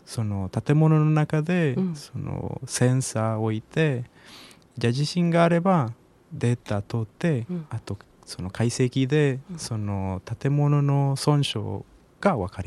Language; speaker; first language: Japanese; non-native, learner; Spanish